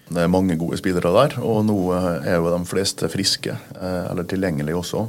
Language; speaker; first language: Norwegian; native; Norwegian